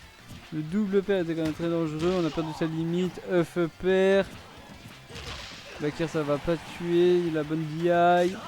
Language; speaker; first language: French; native; French